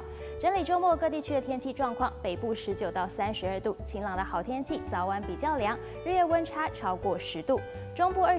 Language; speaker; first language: Chinese; native; Chinese